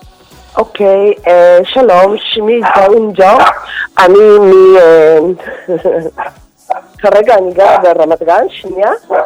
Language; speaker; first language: Hebrew; non-native, fluent; Korean